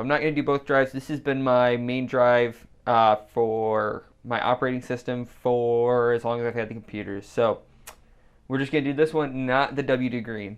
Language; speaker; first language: English; native; English